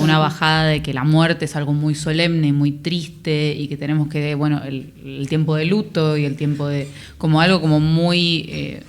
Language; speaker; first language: Spanish; native; Spanish